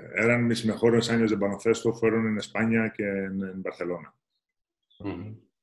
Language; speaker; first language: Spanish; non-native, fluent; Greek